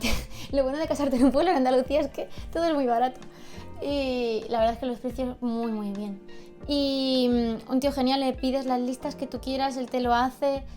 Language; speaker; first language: Spanish; native; Spanish